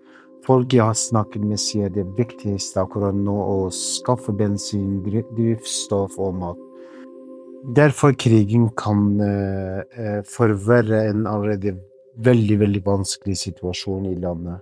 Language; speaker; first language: Norwegian; non-native, fluent; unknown